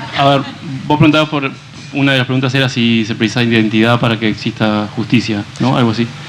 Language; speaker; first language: Spanish; native; Spanish